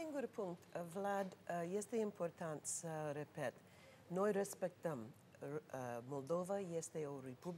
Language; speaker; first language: Romanian; non-native, learner; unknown